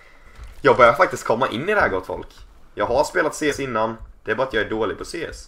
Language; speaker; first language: Swedish; native; Swedish